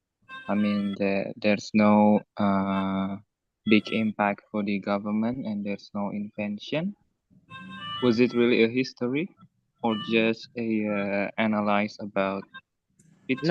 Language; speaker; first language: English; non-native, learner; Indonesian